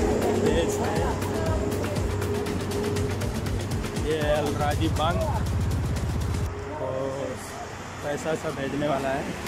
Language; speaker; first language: Hindi; non-native, local second language; Bhojpuri